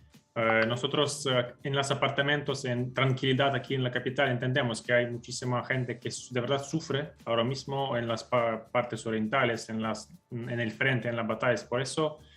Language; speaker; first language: Spanish; non-native, fluent; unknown